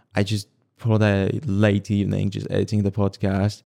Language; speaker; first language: English; non-native, fluent; Slovak